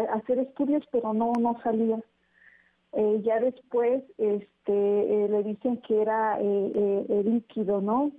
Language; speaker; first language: Spanish; native; Spanish